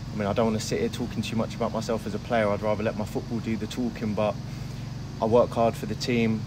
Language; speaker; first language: English; native; English